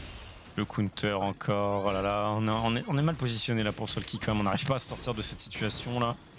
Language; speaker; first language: French; native; French